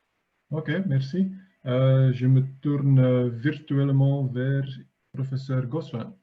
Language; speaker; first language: French; non-native, fluent; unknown